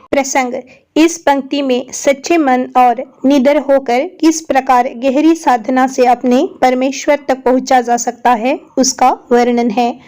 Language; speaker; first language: Hindi; non-native, local second language; Assamese